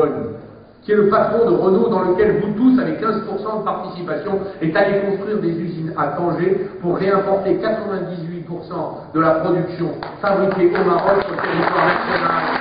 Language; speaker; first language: French; native; French